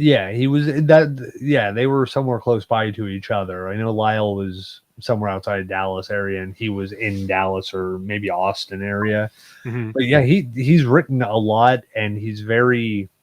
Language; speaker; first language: English; native; English